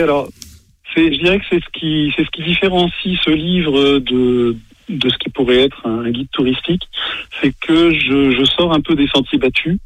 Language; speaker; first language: French; native; French